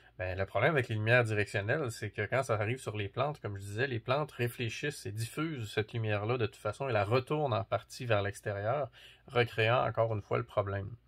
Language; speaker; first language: French; native; French